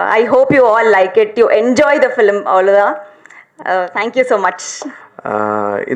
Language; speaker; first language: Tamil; non-native, learner; Telugu